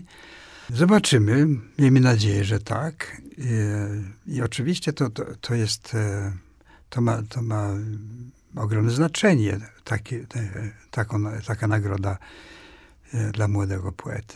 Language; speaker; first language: Polish; non-native, fluent; Swedish